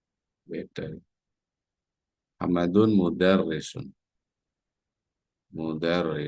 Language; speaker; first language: Arabic; non-native, fluent; Indonesian